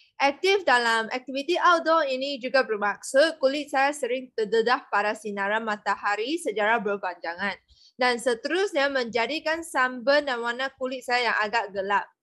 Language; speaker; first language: Malay; non-native, local second language; Chinese